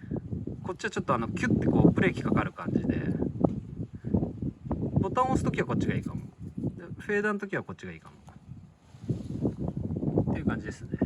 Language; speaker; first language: Japanese; native; Japanese